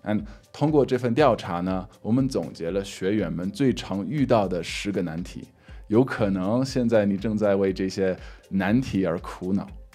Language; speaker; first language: Chinese; non-native, fluent; English